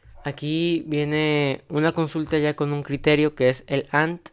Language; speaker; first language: Spanish; native; Spanish